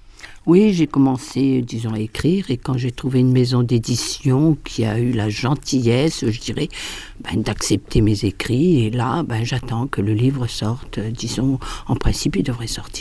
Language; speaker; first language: French; native; French